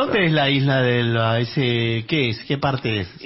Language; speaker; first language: Spanish; native; Spanish